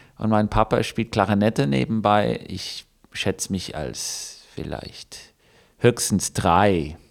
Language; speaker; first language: German; non-native, fluent; English